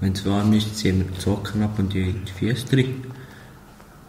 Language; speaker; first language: German; early bilingual, other home language; Albanian